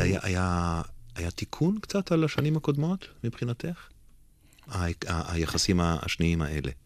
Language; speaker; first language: Hebrew; native; Hebrew